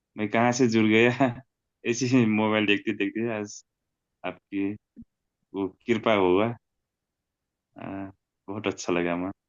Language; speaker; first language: Hindi; non-native, learner; Nepali